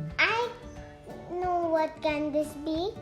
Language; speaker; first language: English; non-native, learner; Hindi